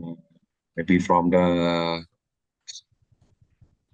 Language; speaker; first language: English; non-native, learner; Indonesian